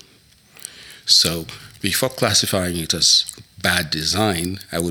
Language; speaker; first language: English; non-native, local second language; Yoruba